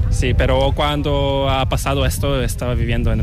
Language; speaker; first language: Spanish; non-native, fluent; Korean